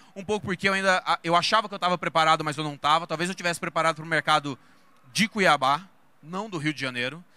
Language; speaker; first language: Portuguese; native; Portuguese